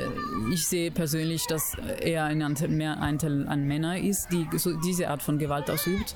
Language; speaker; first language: German; non-native, fluent; Italian